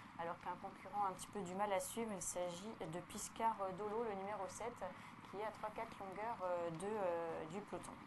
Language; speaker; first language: French; native; French